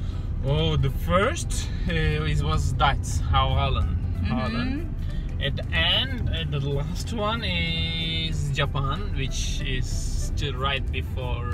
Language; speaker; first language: English; non-native, fluent; Turkish